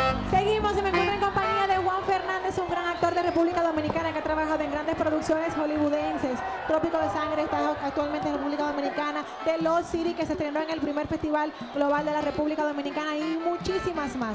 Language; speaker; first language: Spanish; native; Spanish